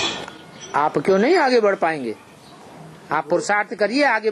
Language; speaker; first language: Hindi; native; Hindi